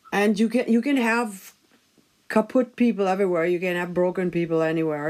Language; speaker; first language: English; non-native, fluent; German